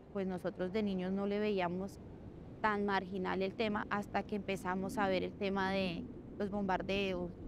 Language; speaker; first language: Spanish; native; Spanish